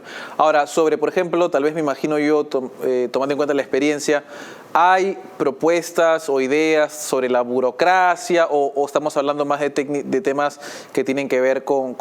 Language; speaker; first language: Spanish; native; Spanish